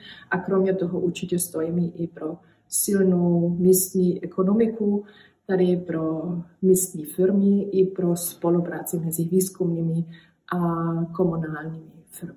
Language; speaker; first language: Czech; early bilingual, heritage; Czech